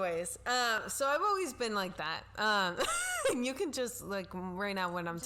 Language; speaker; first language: English; non-native, local second language; Spanish